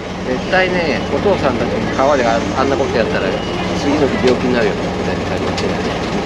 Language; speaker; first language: Vietnamese; non-native, learner; Japanese